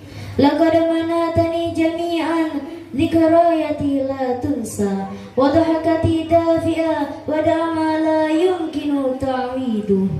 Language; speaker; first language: Arabic; non-native, learner; Indonesian